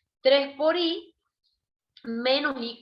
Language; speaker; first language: Spanish; native; Spanish